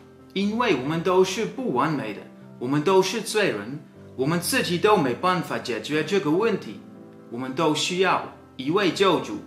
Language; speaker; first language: Chinese; non-native, fluent; Dutch